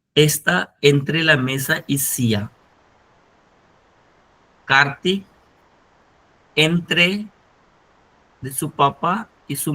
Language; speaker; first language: Spanish; non-native, fluent; Hindi